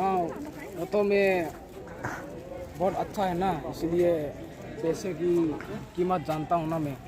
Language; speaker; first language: Hindi; non-native, local second language; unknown